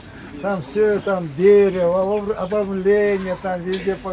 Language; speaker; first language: Russian; non-native, local second language; Kyrgyz